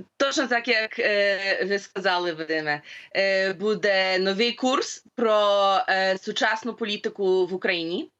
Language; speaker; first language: Ukrainian; early bilingual, heritage; Ukrainian